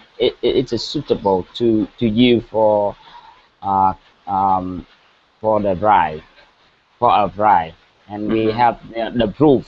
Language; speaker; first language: English; non-native, learner; Vietnamese